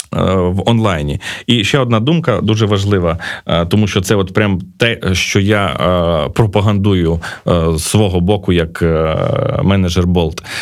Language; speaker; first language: Ukrainian; native; Ukrainian